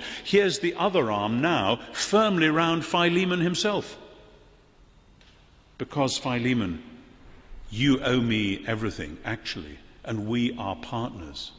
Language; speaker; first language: English; native; English